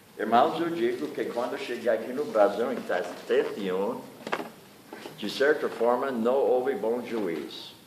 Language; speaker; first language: Portuguese; non-native, fluent; English